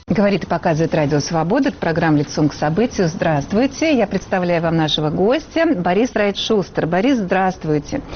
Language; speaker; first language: Russian; native; Russian